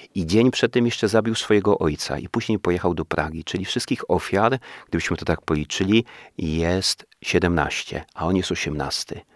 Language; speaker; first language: Polish; native; Polish